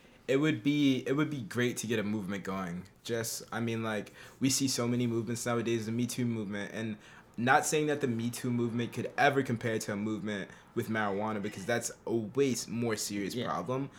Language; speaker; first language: English; native; English